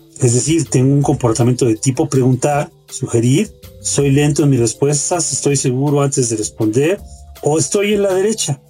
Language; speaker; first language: Spanish; native; Spanish